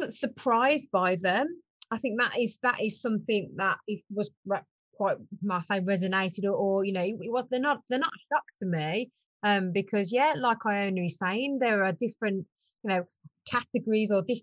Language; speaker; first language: English; native; English